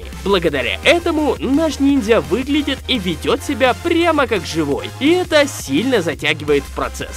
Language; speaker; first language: Russian; native; Russian